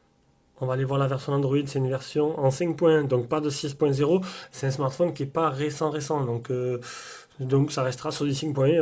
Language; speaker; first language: French; native; French